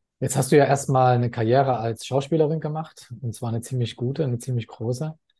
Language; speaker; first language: German; native; German